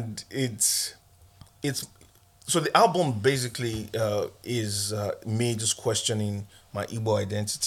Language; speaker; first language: English; non-native, local second language; Igbo